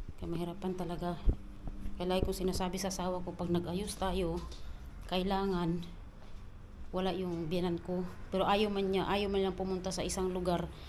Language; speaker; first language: Filipino; native; Filipino